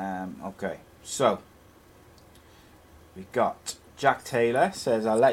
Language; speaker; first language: English; native; English